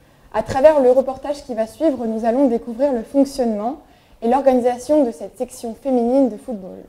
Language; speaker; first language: French; native; French